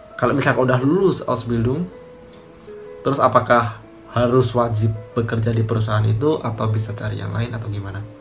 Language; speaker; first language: Indonesian; native; Indonesian